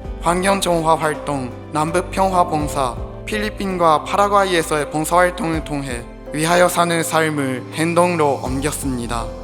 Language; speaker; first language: Korean; non-native, fluent; Japanese